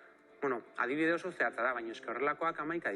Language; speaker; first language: Basque; native; Basque